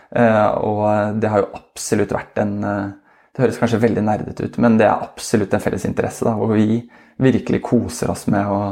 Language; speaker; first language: Norwegian; native; Norwegian